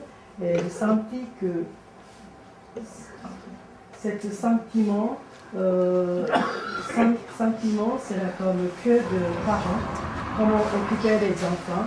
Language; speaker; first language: French; non-native, learner; Japanese